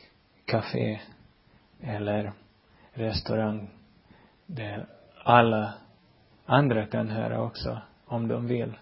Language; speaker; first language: Swedish; non-native, fluent; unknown